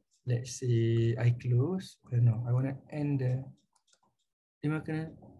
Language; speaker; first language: English; non-native, local second language; Malay